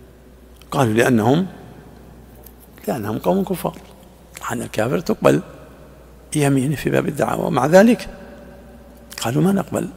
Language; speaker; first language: Arabic; native; Arabic